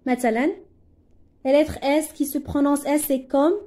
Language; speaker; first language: French; non-native, local second language; Arabic